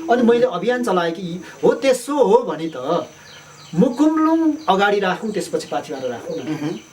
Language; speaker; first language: Nepali; non-native, local second language; Limbu